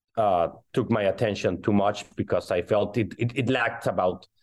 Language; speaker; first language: English; non-native, fluent; Spanish